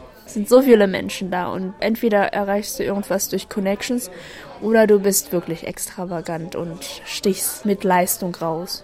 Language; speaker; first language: German; early bilingual, other home language; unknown